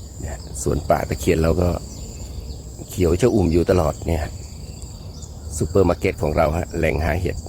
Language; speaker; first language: Thai; native; Thai